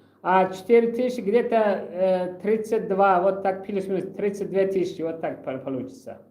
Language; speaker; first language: Russian; non-native, local second language; Tajik